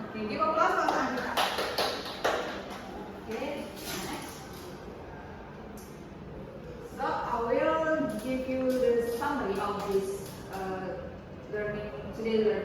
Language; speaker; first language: English; non-native, learner; Indonesian